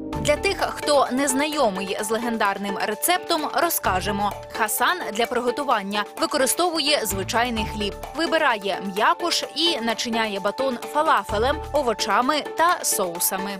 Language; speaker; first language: Ukrainian; native; Ukrainian